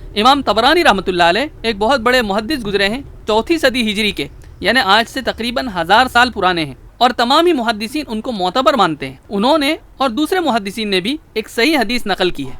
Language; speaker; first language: Urdu; native; Urdu